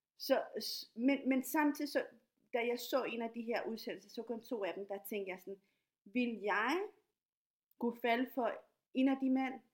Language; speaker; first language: Danish; non-native, fluent; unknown